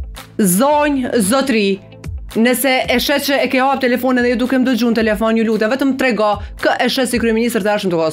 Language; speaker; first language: Albanian; native; Albanian